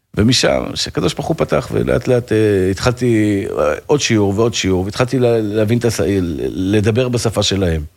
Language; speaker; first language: Hebrew; native; Hebrew